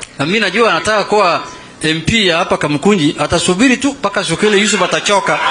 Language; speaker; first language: Swahili; non-native, local second language; Somali